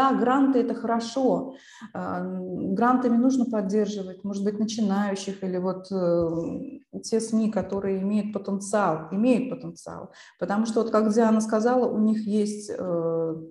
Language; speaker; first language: Russian; non-native, local second language; Uzbek